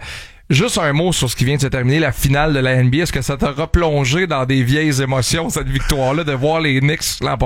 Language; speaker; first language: French; native; French